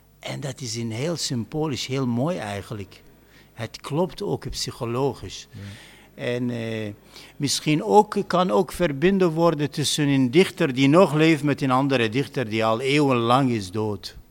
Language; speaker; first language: Dutch; non-native, fluent; Arabic